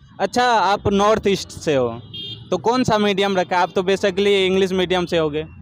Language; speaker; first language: Hindi; native; Hindi